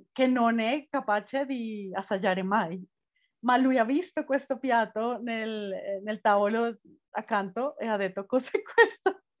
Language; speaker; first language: Italian; non-native, fluent; Spanish